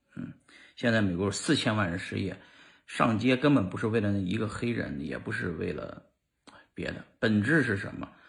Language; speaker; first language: Chinese; native; Chinese